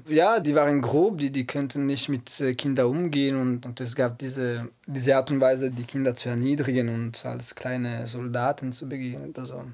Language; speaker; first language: German; non-native, fluent; Italian